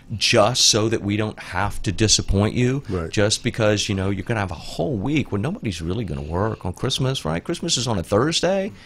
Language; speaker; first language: English; native; English